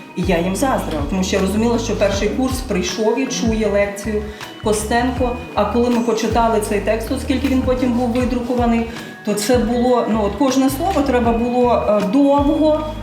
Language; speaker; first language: Ukrainian; non-native, local second language; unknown